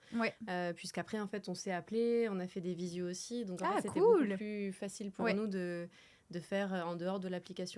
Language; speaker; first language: French; native; French